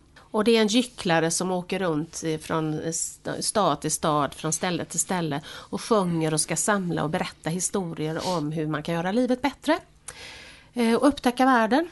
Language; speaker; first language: Swedish; native; Swedish